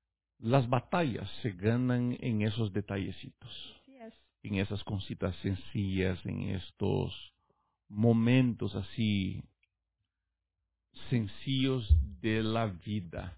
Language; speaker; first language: Spanish; native; Spanish